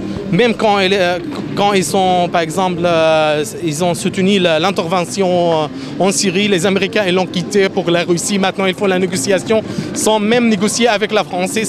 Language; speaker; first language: French; non-native, fluent; Arabic